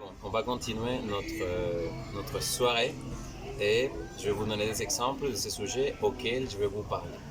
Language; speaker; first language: French; non-native, fluent; Spanish